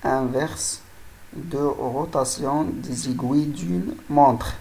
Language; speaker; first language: French; non-native, local second language; Arabic